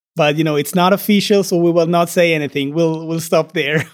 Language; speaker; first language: English; non-native, fluent; Italian